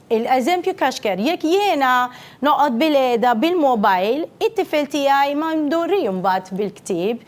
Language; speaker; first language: Maltese; non-native, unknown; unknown